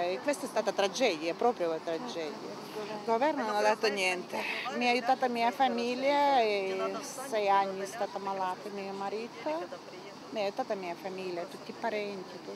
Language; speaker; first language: Italian; non-native, learner; Ukrainian